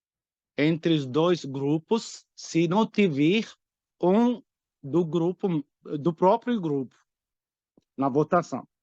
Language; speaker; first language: Portuguese; non-native, fluent; Arabic